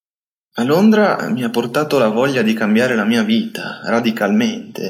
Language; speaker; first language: Italian; native; Italian